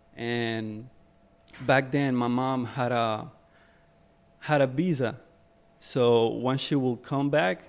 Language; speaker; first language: English; early bilingual, other home language; Spanish